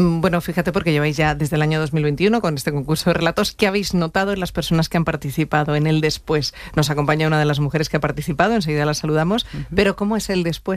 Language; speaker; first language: Spanish; native; Spanish